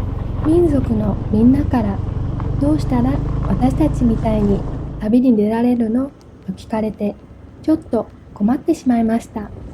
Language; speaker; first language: Japanese; non-native, fluent; Vietnamese